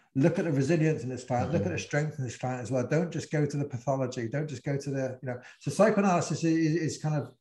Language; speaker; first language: English; native; English